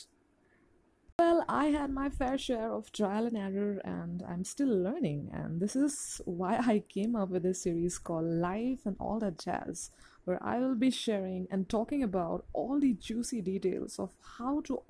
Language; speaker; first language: English; non-native, local second language; Assamese